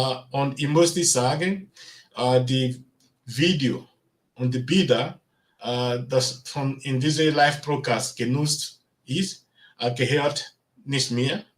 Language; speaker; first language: German; non-native, learner; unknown